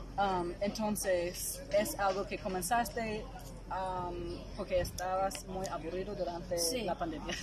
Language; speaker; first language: Spanish; non-native, fluent; English